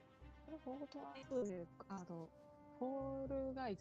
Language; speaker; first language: Japanese; native; Japanese